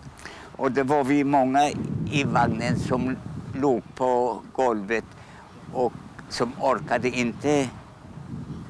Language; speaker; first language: Swedish; non-native, fluent; Polish